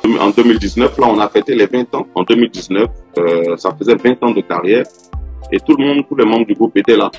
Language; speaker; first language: French; non-native, local second language; Yoruba